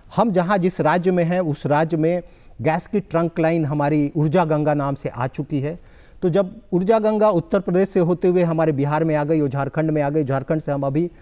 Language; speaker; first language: Hindi; native; Hindi